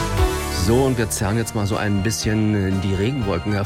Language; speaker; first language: German; native; German